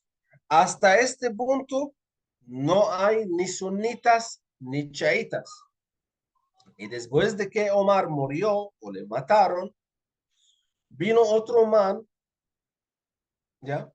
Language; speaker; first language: Spanish; non-native, fluent; Arabic